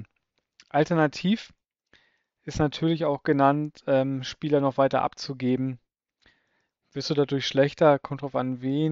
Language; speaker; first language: German; native; German